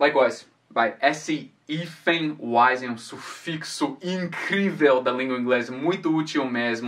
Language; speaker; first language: Portuguese; non-native, fluent; English